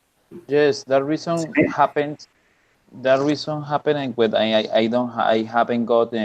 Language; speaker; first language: English; non-native, learner; Spanish